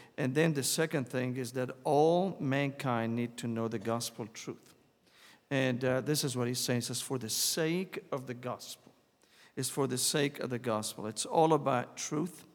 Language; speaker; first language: English; non-native, fluent; Arabic